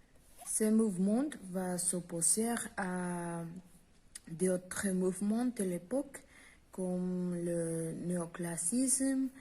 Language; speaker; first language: French; non-native, learner; Spanish